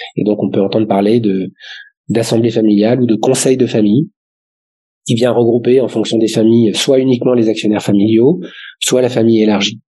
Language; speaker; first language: French; native; French